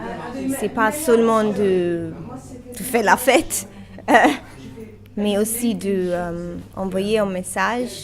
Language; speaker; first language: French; non-native, learner; English